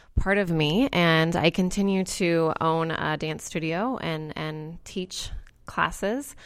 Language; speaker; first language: English; native; English